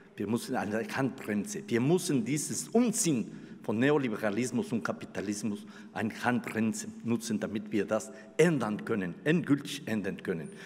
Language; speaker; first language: German; non-native, fluent; Spanish